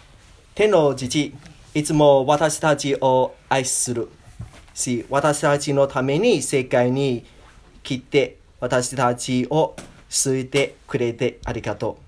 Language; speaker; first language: Japanese; non-native, learner; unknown